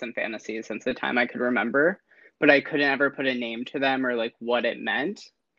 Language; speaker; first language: English; native; English